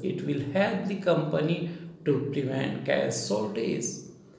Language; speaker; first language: English; non-native, local second language; Hindi